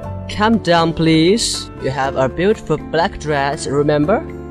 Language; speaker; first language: English; non-native, fluent; Chinese